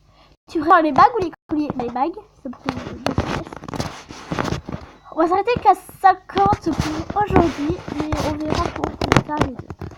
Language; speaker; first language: French; native; French